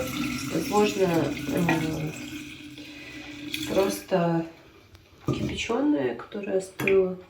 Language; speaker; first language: Russian; non-native, fluent; Ukrainian